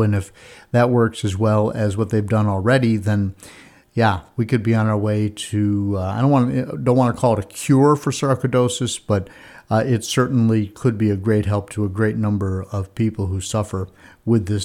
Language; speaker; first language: English; native; English